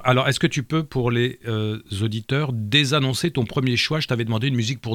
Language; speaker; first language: French; native; French